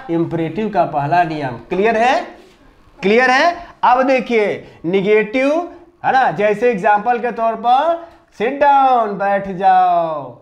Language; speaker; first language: Hindi; native; Hindi